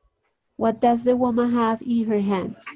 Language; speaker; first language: English; non-native, fluent; Spanish